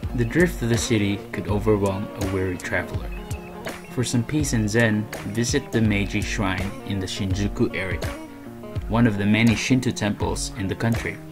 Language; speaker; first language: English; non-native, local second language; Filipino